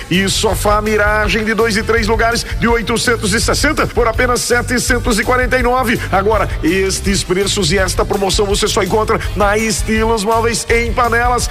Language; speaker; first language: Portuguese; native; Portuguese